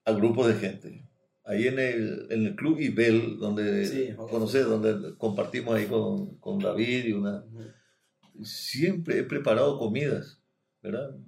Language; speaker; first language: Spanish; native; Spanish